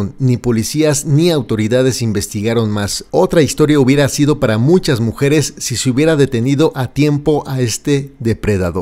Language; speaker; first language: Spanish; native; Spanish